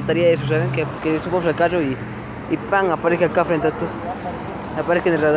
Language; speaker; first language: Spanish; native; Spanish